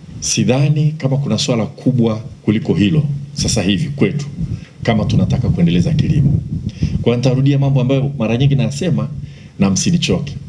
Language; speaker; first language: Swahili; native; Swahili